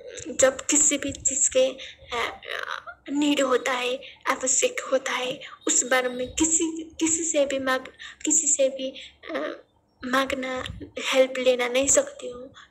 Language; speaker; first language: Hindi; non-native, learner; Nepali